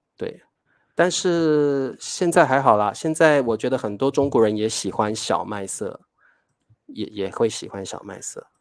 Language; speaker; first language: Chinese; native; Chinese